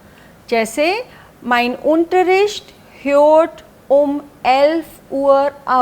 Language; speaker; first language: German; non-native, fluent; Hindi